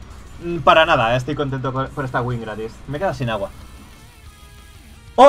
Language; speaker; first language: Spanish; native; Spanish